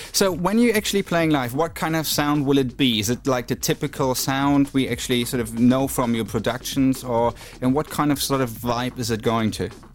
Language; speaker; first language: English; non-native, fluent; German